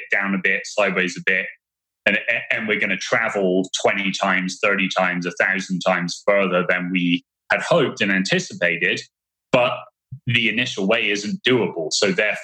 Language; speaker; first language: English; native; English